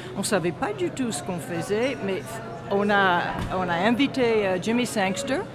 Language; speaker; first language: French; non-native, fluent; English